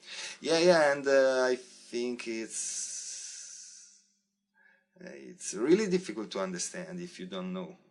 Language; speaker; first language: English; non-native, learner; Italian